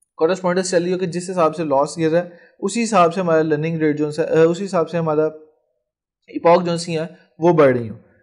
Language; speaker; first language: Urdu; non-native, local second language; Punjabi